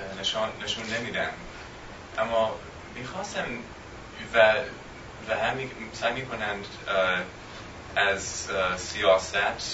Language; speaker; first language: Persian; non-native, fluent; English